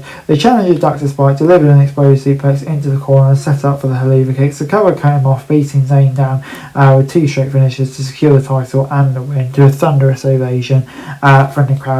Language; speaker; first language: English; native; English